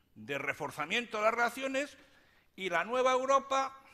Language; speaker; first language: Spanish; native; Spanish